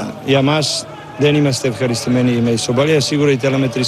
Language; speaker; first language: Greek; non-native, learner; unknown